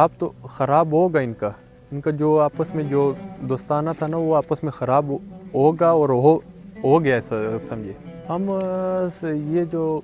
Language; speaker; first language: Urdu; early bilingual, other home language; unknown